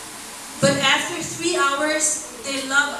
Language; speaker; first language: English; non-native, fluent; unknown